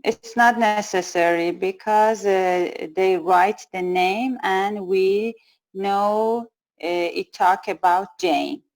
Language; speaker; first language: English; non-native, learner; Persian